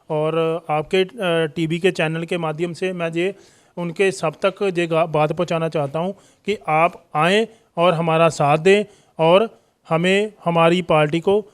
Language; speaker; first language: Hindi; non-native, local second language; Punjabi